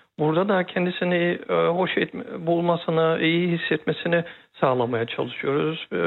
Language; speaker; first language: Turkish; early bilingual, heritage; Turkish